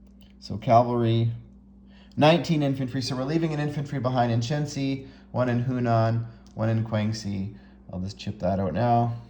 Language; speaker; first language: English; native; English